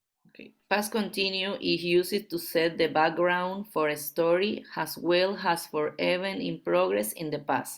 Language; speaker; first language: English; non-native, learner; Spanish